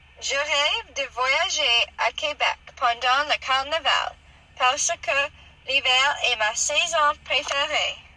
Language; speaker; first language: French; non-native, learner; English